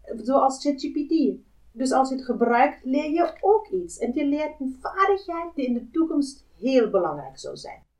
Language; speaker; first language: Dutch; non-native, fluent; German